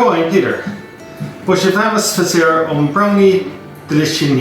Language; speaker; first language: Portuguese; non-native, learner; English